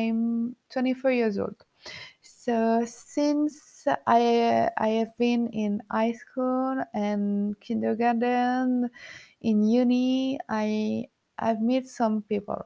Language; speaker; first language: English; non-native, learner; French